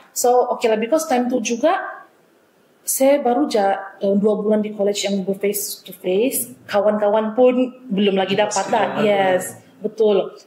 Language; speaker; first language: Malay; native; Malay